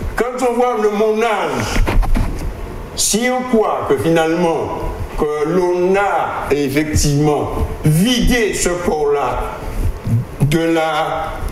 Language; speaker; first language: French; native; French